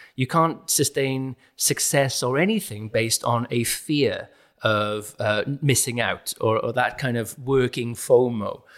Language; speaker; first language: English; native; English